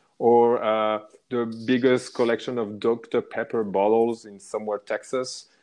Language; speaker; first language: English; non-native, fluent; French